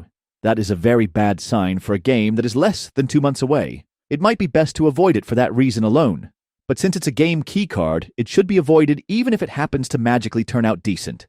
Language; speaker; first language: English; native; English